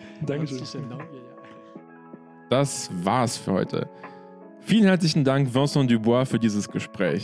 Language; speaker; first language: German; native; German